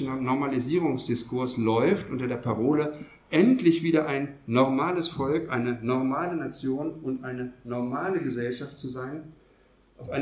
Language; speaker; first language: German; native; German